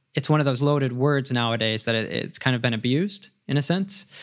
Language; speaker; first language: English; native; English